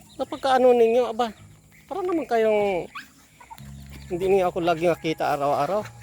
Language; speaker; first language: Filipino; non-native, local second language; Cebuano